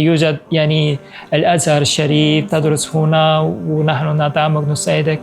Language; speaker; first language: Arabic; non-native, fluent; Korean